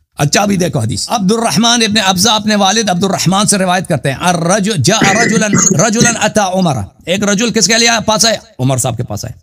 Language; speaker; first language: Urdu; non-native, local second language; Punjabi